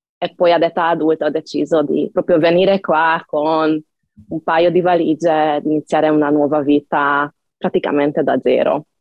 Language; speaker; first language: Italian; non-native, fluent; Hungarian